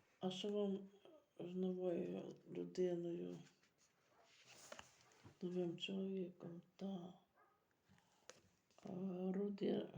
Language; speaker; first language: Ukrainian; native; Ukrainian